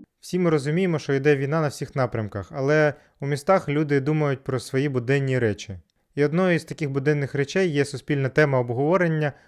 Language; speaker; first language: Ukrainian; non-native, local second language; Russian